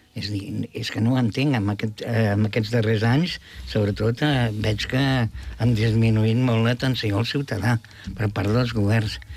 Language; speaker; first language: Catalan; native; Catalan